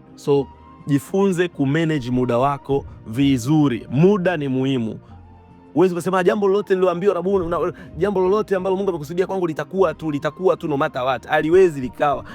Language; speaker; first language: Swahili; native; Swahili